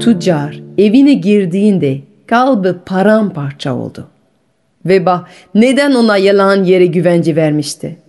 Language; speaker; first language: Turkish; non-native, fluent; French